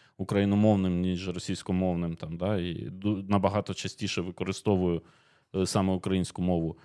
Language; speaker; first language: Ukrainian; native; Ukrainian